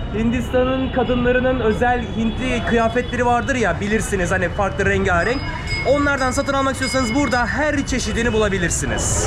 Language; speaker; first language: Turkish; native; Turkish